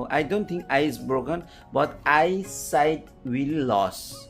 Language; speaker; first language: English; non-native, fluent; Nepali